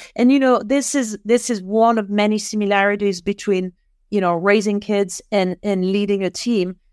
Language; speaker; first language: English; non-native, fluent; French